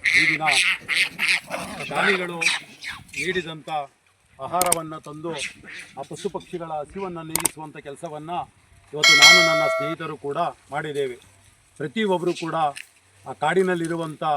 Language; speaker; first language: Kannada; native; Kannada